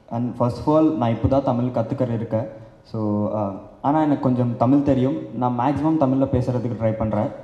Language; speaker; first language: Tamil; non-native, learner; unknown